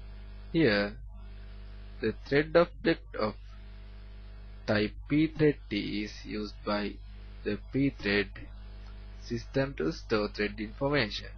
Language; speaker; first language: English; non-native, learner; Sinhala